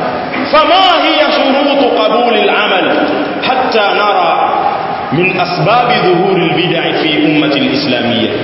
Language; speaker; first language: Arabic; non-native, fluent; Swahili